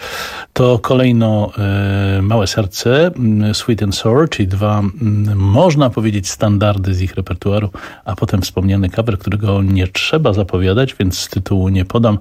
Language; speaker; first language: Polish; native; Polish